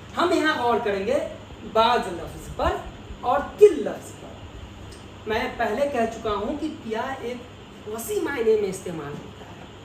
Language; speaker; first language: Urdu; native; Urdu